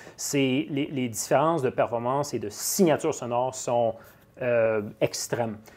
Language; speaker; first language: French; native; French